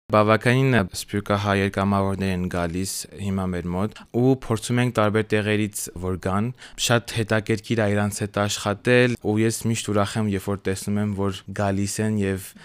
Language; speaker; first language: Armenian; early bilingual, heritage; French